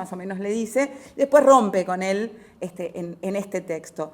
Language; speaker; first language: Spanish; native; Spanish